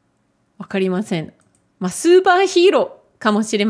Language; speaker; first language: Japanese; non-native, fluent; French